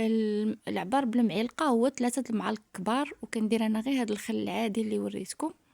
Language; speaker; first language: Arabic; native; Arabic